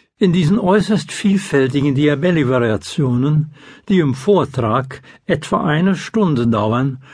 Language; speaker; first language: German; native; German